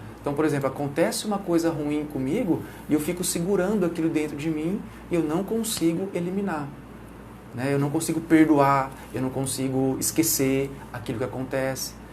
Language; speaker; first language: Portuguese; native; Portuguese